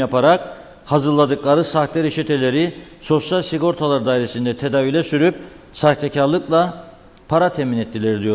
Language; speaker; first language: Turkish; native; Turkish